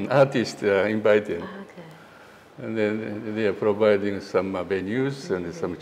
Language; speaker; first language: English; non-native, learner; Japanese